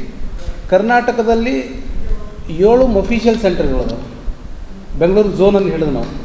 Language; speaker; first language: Kannada; native; Kannada